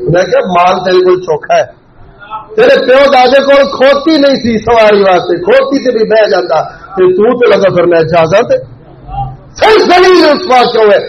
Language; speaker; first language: Urdu; non-native, local second language; Punjabi